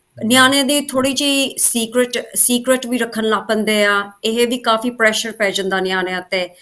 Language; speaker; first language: Punjabi; early bilingual, heritage; Punjabi